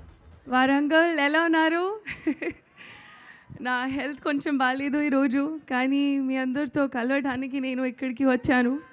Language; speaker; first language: Telugu; non-native, local second language; Hindi